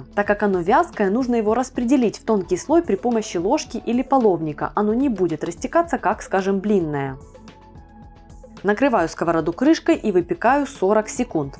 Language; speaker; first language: Russian; native; Russian